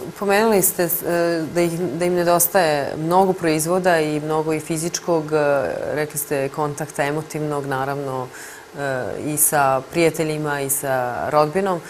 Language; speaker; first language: Serbian; native; Serbian